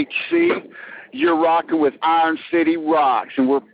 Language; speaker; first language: English; native; English